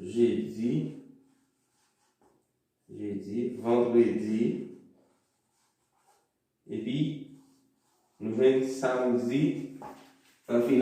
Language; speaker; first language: French; non-native, local second language; Haitian Creole